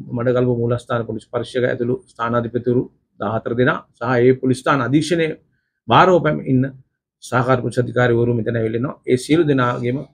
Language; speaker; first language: Sinhala; native; Sinhala